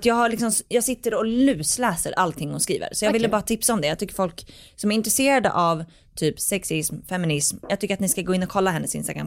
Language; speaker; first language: Swedish; native; Swedish